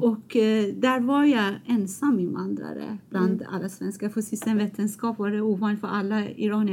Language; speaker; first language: Swedish; non-native, fluent; Persian